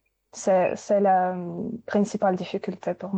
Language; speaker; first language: French; non-native, fluent; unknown